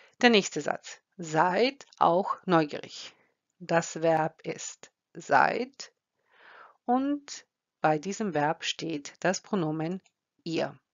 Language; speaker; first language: German; non-native, fluent; Croatian